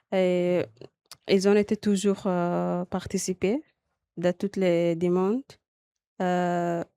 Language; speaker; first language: French; non-native, learner; Arabic